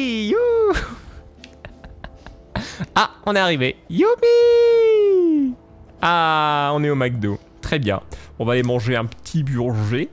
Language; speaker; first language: French; native; French